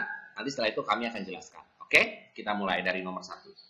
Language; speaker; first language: Indonesian; native; Indonesian